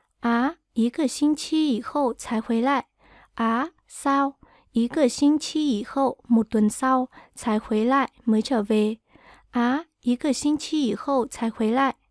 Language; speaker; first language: Chinese; non-native, fluent; Vietnamese